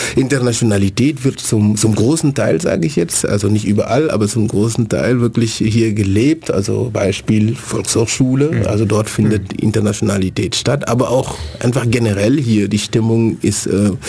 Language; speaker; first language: German; non-native, fluent; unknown